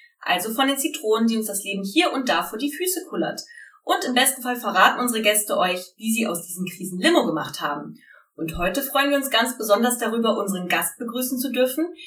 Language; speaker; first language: German; native; German